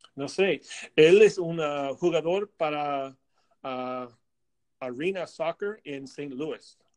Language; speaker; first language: Spanish; non-native, learner; English